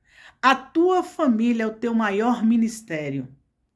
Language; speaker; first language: Portuguese; native; Portuguese